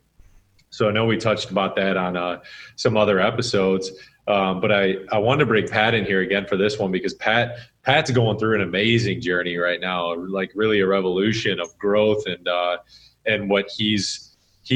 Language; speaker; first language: English; native; English